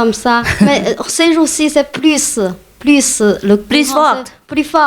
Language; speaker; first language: French; non-native, learner; Chinese